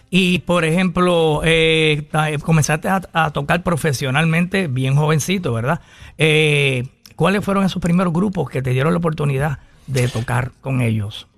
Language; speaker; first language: Spanish; native; Spanish